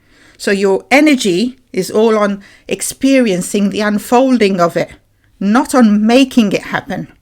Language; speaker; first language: English; native; English